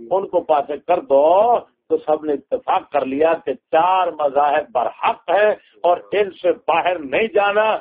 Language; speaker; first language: Urdu; non-native, local second language; Punjabi